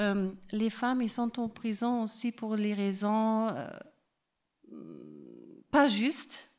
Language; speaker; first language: French; non-native, fluent; German